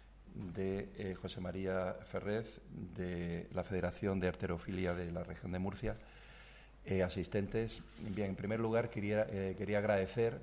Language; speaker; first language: Spanish; native; Spanish